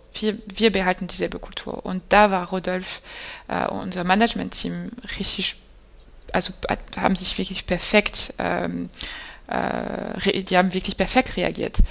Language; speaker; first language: German; non-native, fluent; French